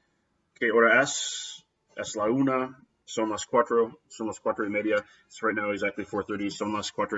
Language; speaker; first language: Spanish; non-native, fluent; English